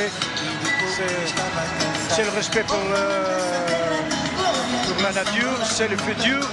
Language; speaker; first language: French; non-native, fluent; Portuguese